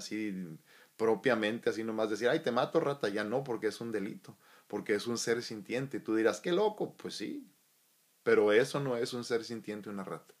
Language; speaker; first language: Spanish; native; Spanish